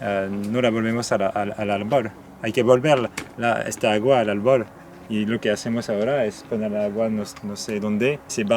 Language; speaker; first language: Spanish; non-native, fluent; French